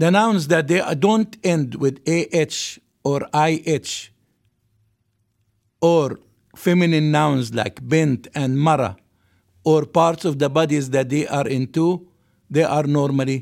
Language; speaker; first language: English; non-native, fluent; Arabic